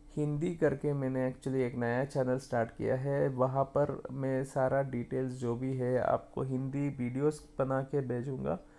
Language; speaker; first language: Hindi; non-native, local second language; Kannada